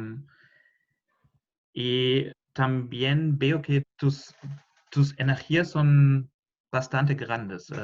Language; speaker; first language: Spanish; non-native, fluent; German